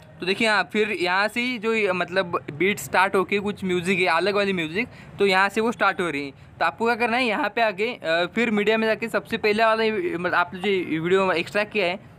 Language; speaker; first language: Hindi; non-native, local second language; Marathi